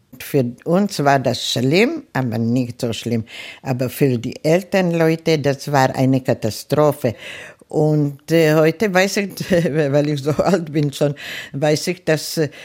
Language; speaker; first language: German; non-native, fluent; Czech